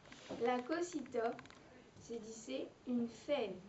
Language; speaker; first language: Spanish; non-native, learner; French